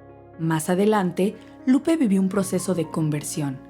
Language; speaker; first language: Spanish; native; Spanish